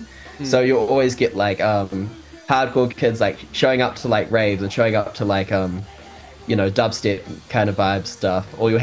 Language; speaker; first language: English; native; English